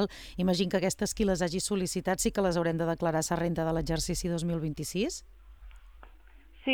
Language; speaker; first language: Catalan; native; Catalan